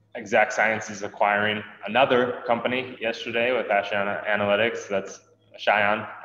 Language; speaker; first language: English; native; English